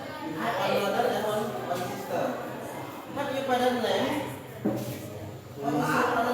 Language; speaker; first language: English; non-native, learner; Indonesian